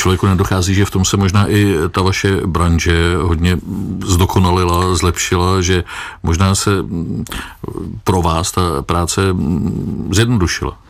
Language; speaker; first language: Czech; native; Czech